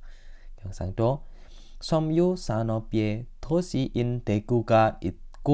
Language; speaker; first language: Korean; non-native, fluent; Indonesian